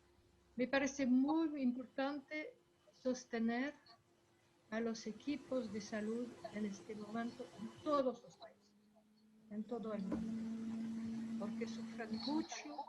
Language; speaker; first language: Spanish; non-native, fluent; French